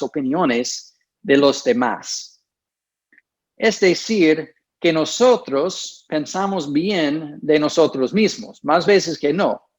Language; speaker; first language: Spanish; non-native, fluent; English